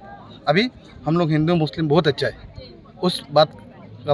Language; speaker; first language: Hindi; non-native, local second language; Bangla